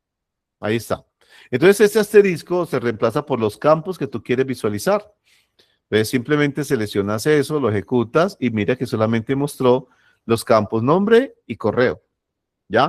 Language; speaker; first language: Spanish; native; Spanish